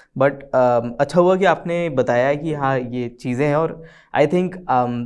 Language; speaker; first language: Hindi; native; Hindi